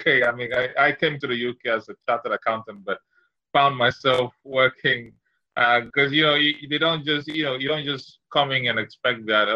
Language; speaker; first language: English; non-native, local second language; Ewe